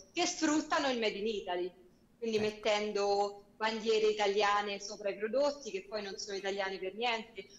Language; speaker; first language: Italian; native; Italian